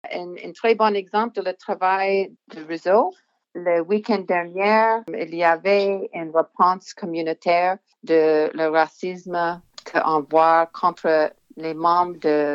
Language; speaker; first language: French; non-native, local second language; English